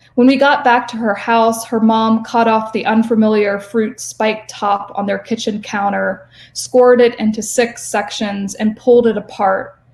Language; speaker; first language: English; native; English